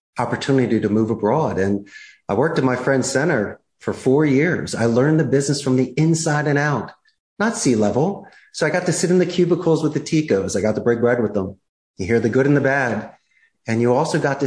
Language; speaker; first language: English; native; English